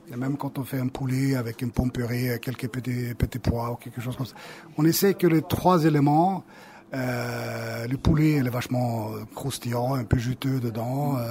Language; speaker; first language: French; non-native, fluent; Swedish